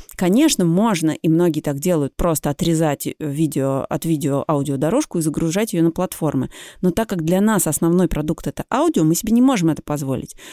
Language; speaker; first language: Russian; native; Russian